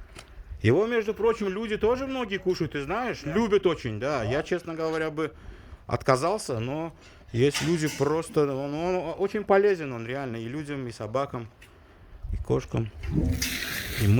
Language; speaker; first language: Russian; native; Russian